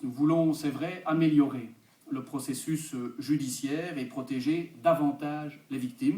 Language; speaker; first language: French; native; French